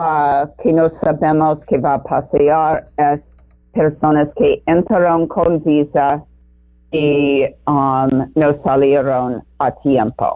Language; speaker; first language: Spanish; non-native, fluent; English